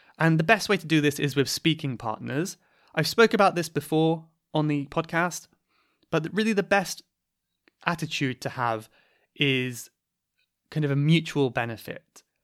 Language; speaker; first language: English; native; English